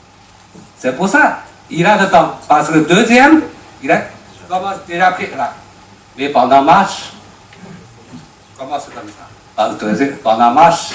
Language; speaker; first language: French; non-native, learner; Chinese